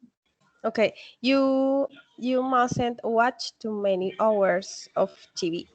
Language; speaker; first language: English; non-native, learner; Spanish